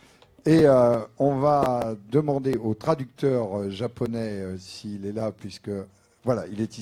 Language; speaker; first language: French; native; French